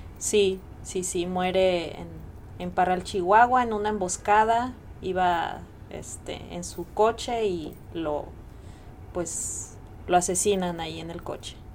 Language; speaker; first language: Spanish; native; Spanish